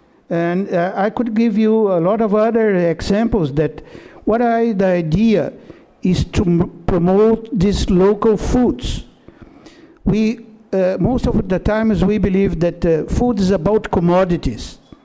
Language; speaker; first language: English; non-native, fluent; Portuguese